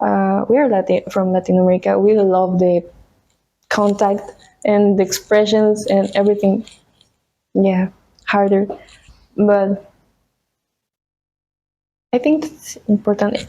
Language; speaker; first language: English; non-native, fluent; Spanish